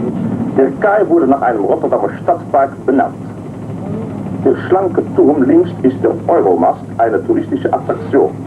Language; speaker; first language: German; non-native, fluent; Dutch